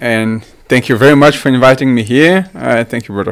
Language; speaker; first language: English; non-native, local second language; French